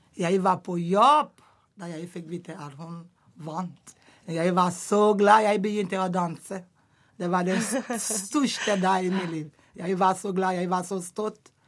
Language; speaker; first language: Norwegian; non-native, learner; English